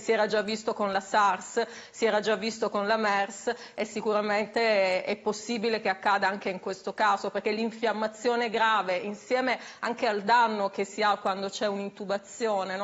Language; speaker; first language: Italian; native; Italian